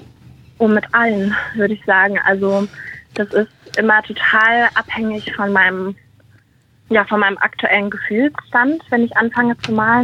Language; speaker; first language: German; native; German